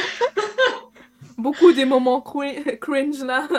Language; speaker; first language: French; non-native, fluent; German